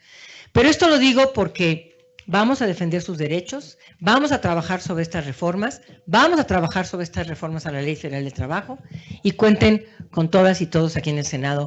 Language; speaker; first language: Spanish; native; Spanish